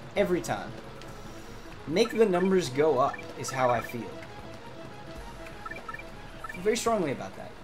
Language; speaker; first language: English; native; English